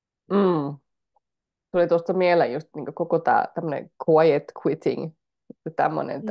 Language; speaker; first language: Finnish; native; Finnish